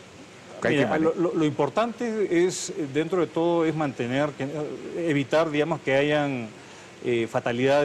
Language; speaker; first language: Spanish; native; Spanish